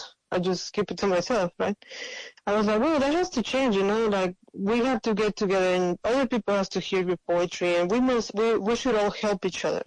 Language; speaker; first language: English; non-native, fluent; Spanish